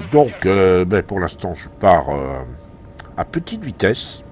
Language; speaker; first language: French; native; French